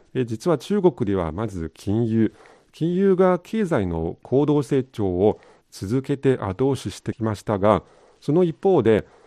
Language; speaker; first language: Japanese; non-native, fluent; Chinese